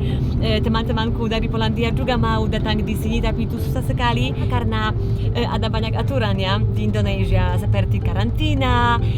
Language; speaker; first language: Indonesian; non-native, fluent; Polish